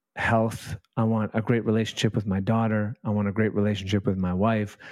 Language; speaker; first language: English; native; English